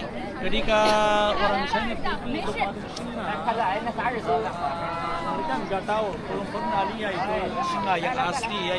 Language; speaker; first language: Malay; non-native, fluent; Chinese